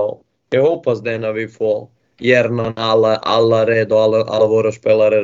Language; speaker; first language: Swedish; non-native, fluent; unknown